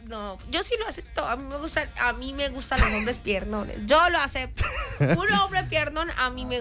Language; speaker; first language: Spanish; native; Spanish